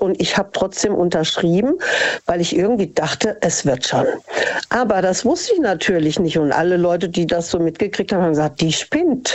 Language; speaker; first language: German; native; German